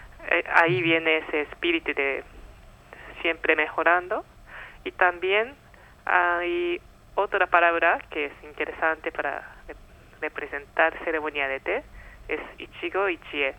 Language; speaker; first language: Spanish; non-native, fluent; Japanese